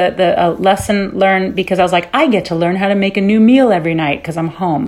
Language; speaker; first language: English; early bilingual, other home language; Dutch